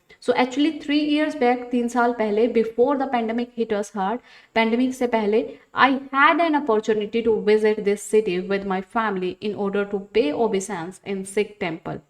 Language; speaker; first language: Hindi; non-native, local second language; Punjabi